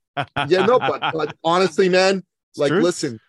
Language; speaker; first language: English; early bilingual, other home language; Persian